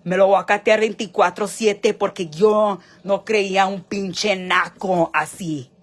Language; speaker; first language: Spanish; early bilingual, heritage; Spanish